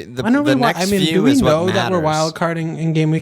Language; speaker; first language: English; native; English